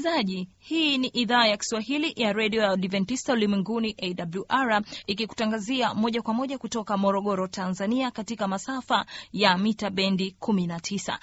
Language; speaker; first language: Swahili; native; Swahili